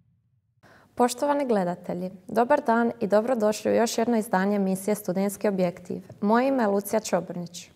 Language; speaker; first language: Croatian; native; Croatian